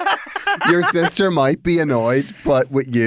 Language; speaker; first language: English; native; English